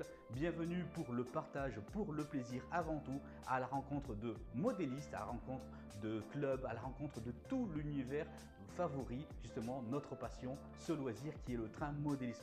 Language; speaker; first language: French; native; French